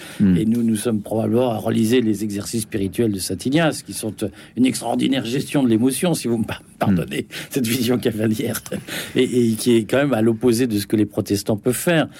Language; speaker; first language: French; native; French